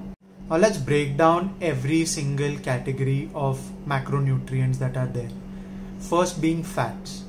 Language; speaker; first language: English; non-native, local second language; Hindi